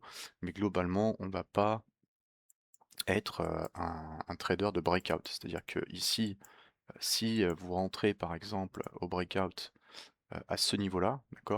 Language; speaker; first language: French; native; French